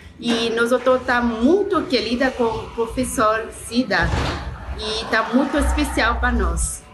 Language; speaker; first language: Portuguese; non-native, learner; Haitian Creole